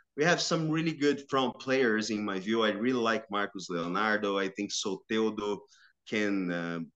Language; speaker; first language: English; non-native, fluent; Portuguese